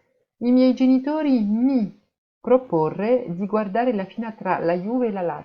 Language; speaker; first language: Italian; non-native, fluent; French